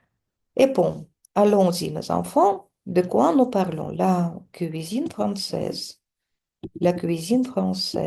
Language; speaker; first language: French; non-native, fluent; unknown